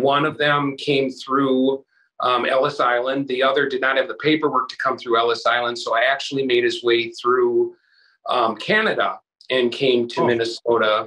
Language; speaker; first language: English; native; English